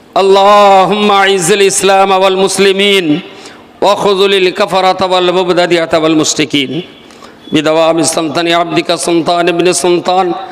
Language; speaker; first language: Arabic; non-native, fluent; Bangla